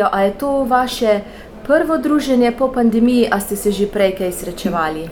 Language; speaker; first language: Slovenian; native; Slovenian